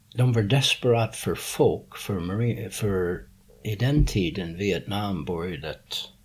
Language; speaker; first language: Swedish; early bilingual, other home language; English